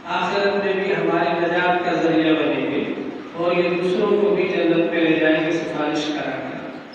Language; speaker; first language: Urdu; native; Urdu